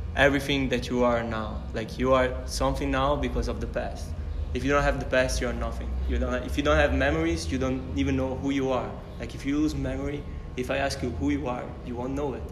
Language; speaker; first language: English; non-native, fluent; Italian